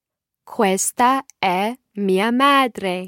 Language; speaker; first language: Italian; non-native, learner; English